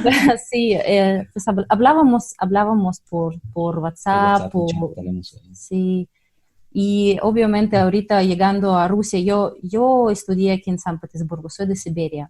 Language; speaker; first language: Spanish; non-native, fluent; Russian